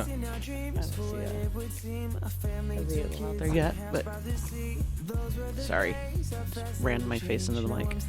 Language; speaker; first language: English; native; English